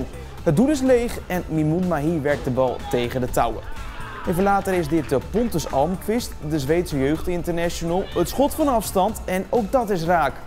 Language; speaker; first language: Dutch; native; Dutch